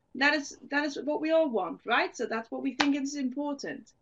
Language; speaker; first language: English; non-native, fluent; Dutch